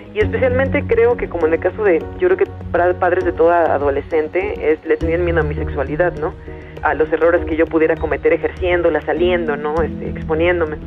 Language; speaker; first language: Spanish; native; Spanish